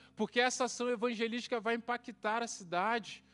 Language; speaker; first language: Portuguese; native; Portuguese